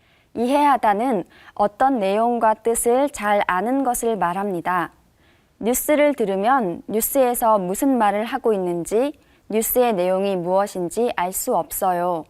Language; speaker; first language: Korean; native; Korean